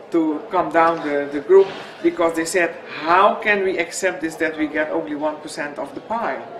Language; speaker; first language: English; non-native, fluent; Dutch